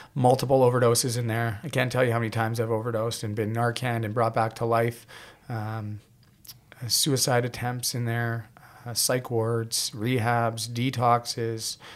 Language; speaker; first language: English; native; English